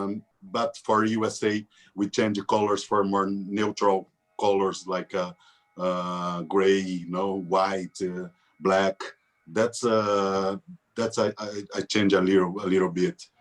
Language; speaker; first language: English; non-native, learner; Portuguese